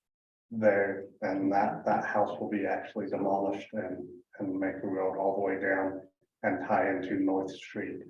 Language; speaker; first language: English; native; English